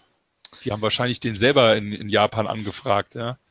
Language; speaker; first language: German; native; German